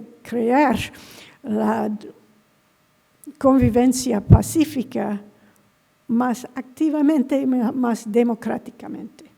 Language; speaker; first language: Spanish; non-native, fluent; English